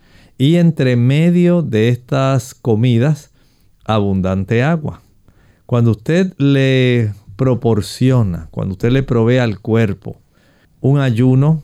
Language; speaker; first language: Spanish; native; Spanish